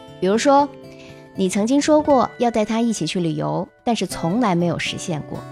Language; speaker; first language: Chinese; native; Chinese